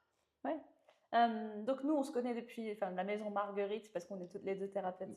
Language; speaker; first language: French; native; French